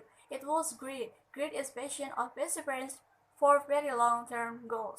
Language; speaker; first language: English; non-native, learner; Indonesian